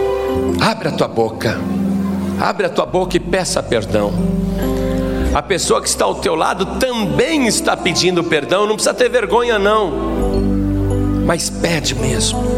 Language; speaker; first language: Portuguese; native; Portuguese